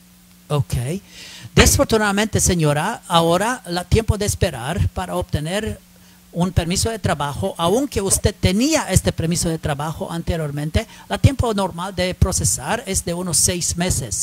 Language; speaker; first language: Spanish; non-native, learner; English